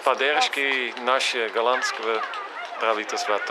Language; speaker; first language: Russian; non-native, fluent; Dutch